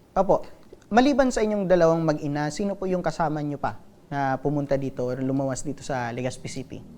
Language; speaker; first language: Filipino; non-native, local second language; Bikol